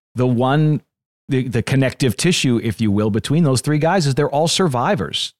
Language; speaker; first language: English; native; English